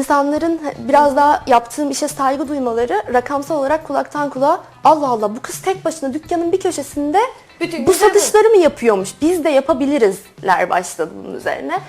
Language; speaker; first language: Turkish; native; Turkish